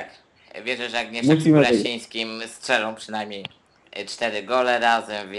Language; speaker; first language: Polish; native; Polish